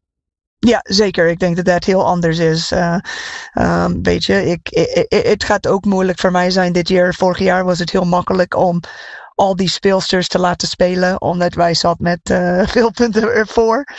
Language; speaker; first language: Dutch; non-native, fluent; English